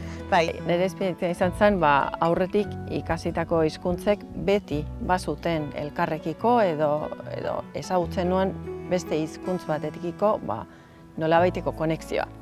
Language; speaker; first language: Basque; non-native, fluent; Finnish